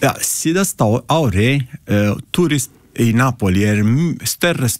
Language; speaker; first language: Icelandic; non-native, learner; Italian